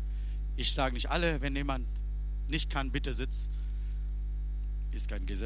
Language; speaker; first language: German; non-native, learner; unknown